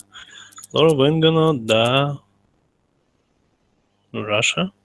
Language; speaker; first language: Italian; non-native, learner; Russian